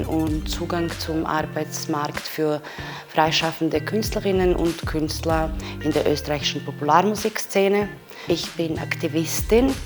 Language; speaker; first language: German; non-native, fluent; Serbian